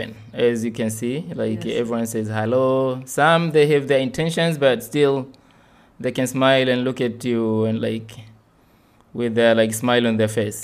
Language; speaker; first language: English; non-native, local second language; Swahili